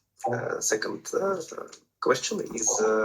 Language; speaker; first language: English; non-native, learner; Russian